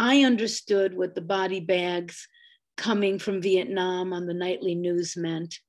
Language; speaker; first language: English; native; English